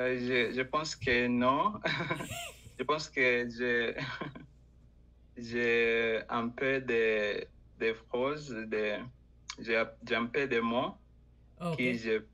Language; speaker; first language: French; non-native, learner; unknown